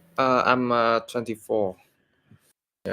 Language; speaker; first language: English; non-native, learner; Vietnamese